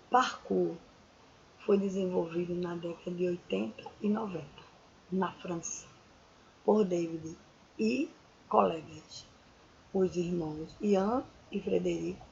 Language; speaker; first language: Portuguese; native; Portuguese